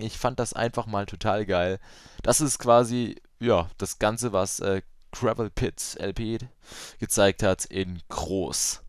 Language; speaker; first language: German; native; German